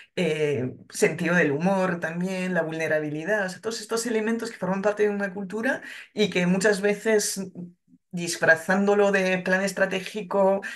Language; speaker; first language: Spanish; non-native, fluent; French